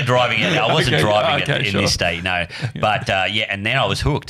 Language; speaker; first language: English; native; English